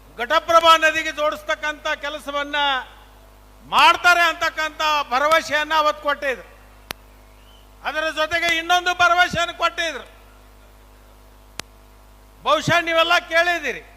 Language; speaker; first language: Kannada; native; Kannada